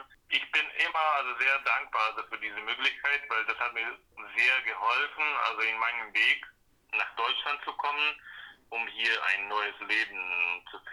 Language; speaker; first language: German; non-native, fluent; Slovak